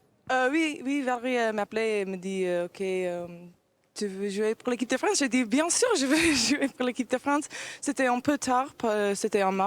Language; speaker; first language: French; early bilingual, heritage; English